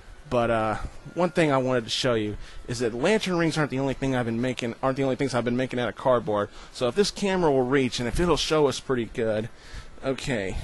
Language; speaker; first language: English; native; English